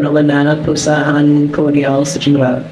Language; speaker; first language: Indonesian; non-native, fluent; English